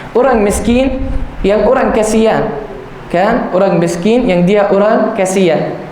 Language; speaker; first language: Indonesian; non-native, learner; Arabic